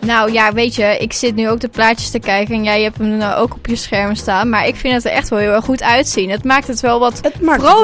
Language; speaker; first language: Dutch; native; Dutch